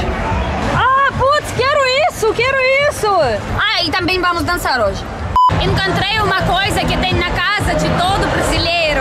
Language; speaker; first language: Portuguese; non-native, fluent; Russian